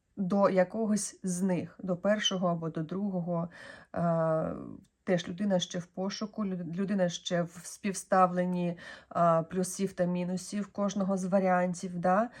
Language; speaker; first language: Ukrainian; non-native, local second language; Russian